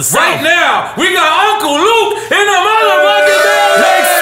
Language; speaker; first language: English; native; English